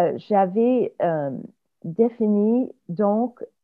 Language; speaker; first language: French; non-native, fluent; English